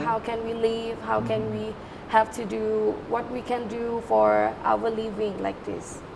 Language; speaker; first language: English; non-native, learner; Thai